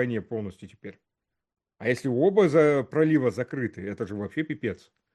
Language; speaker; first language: Russian; early bilingual, heritage; Russian